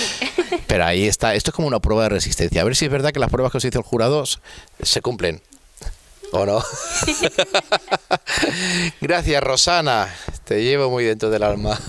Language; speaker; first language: Spanish; native; Spanish